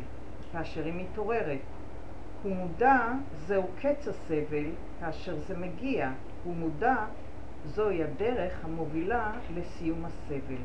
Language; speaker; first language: Hebrew; native; Hebrew